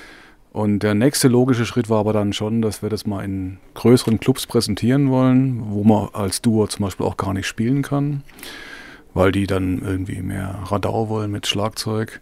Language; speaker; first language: German; native; German